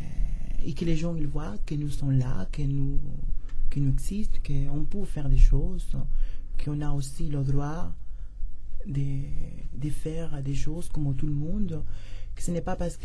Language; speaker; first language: French; non-native, learner; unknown